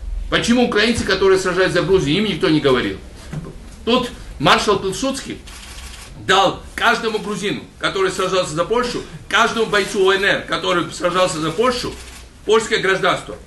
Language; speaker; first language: Russian; non-native, local second language; Georgian